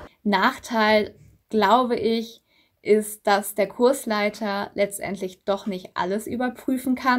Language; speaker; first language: German; native; German